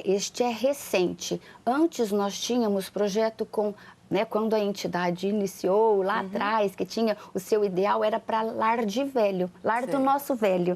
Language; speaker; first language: Portuguese; native; Portuguese